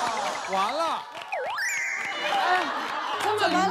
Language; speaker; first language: Chinese; native; Chinese